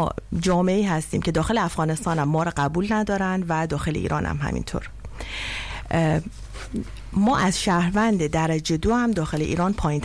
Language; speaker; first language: French; non-native, learner; Persian